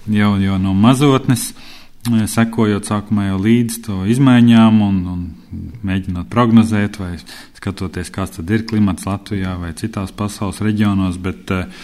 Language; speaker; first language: Latvian; native; Latvian